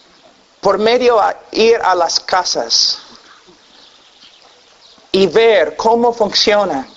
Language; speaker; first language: Spanish; non-native, fluent; English